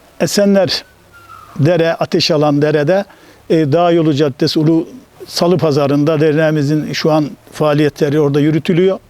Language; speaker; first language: Turkish; native; Turkish